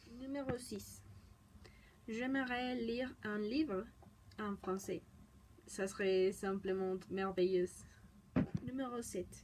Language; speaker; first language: French; non-native, learner; Spanish